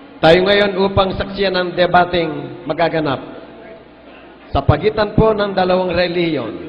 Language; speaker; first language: Filipino; native; Filipino